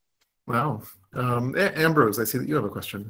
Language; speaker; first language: English; native; English